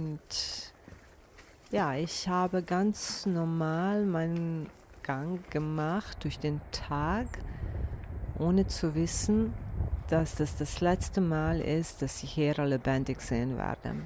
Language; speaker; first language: German; non-native, fluent; Bosnian